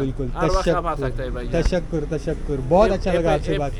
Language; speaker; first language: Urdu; non-native, local second language; Marathi